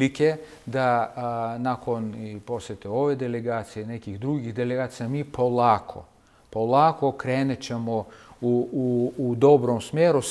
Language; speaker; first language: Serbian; non-native, fluent; Russian